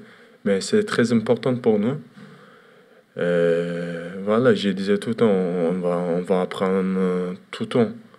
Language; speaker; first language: French; non-native, learner; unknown